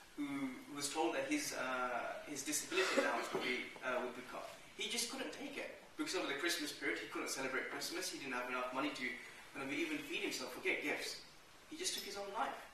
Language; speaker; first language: English; native; English